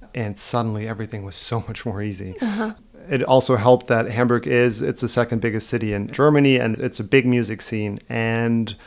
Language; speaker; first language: English; non-native, fluent; German